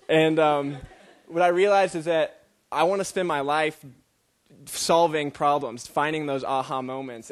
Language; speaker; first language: English; native; English